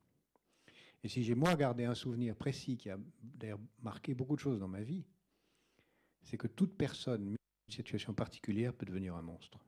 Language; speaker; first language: French; native; French